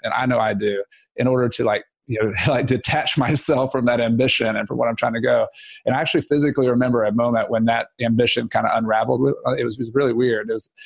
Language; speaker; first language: English; native; English